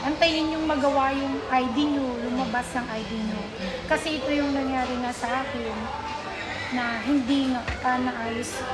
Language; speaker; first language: Filipino; native; Filipino